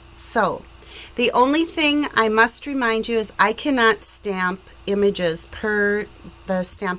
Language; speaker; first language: English; native; English